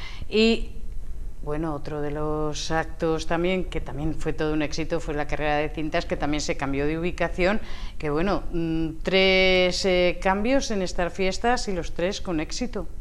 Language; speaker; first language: Spanish; native; Spanish